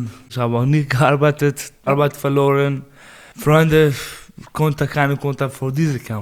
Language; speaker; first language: German; non-native, learner; Persian